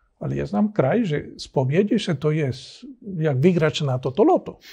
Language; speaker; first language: Polish; non-native, learner; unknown